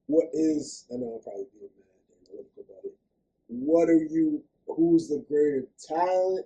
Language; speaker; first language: English; native; English